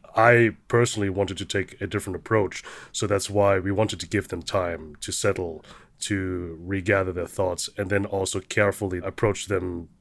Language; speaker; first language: English; early bilingual, heritage; German